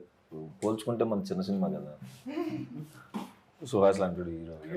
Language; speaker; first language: Telugu; native; Telugu